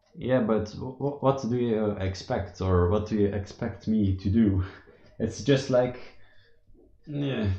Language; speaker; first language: English; non-native, fluent; Dutch